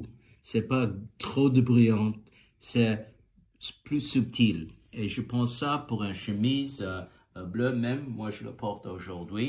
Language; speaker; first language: French; non-native, fluent; English